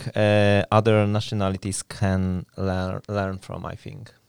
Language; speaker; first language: English; non-native, fluent; Polish